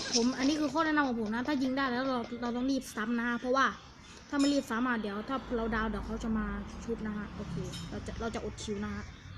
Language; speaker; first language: Thai; native; Thai